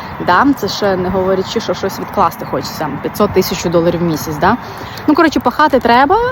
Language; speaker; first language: Ukrainian; non-native, local second language; Russian